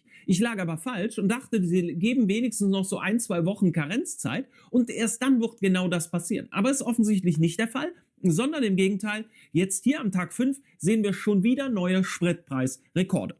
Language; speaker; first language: German; native; German